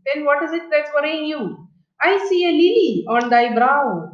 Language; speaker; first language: English; non-native, local second language; Malayalam